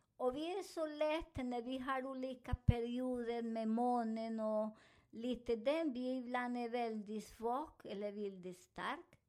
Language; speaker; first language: Swedish; non-native, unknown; Spanish